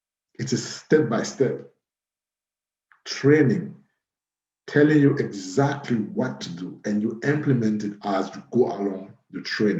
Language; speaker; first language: English; non-native, fluent; French